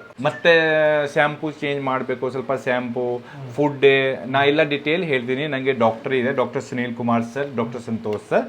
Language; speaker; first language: Kannada; non-native, local second language; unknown